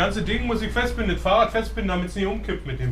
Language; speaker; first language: German; native; German